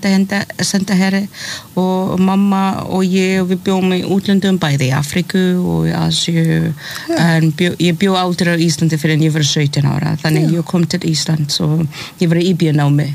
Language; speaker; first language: Icelandic; early bilingual, heritage; Icelandic